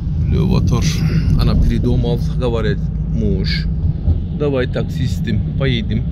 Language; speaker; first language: Russian; non-native, learner; Turkish